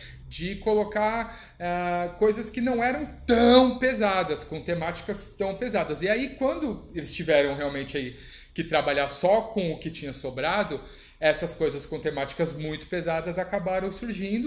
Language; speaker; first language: Portuguese; native; Portuguese